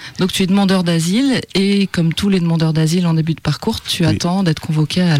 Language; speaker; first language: French; native; French